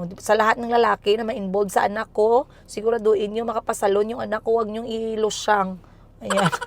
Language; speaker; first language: Filipino; non-native, local second language; Cebuano